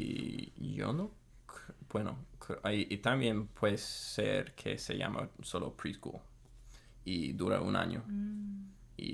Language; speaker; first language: Spanish; non-native, fluent; English